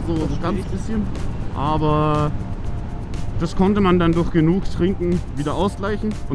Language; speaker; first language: German; native; German